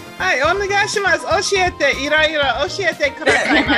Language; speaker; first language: Japanese; non-native, learner; English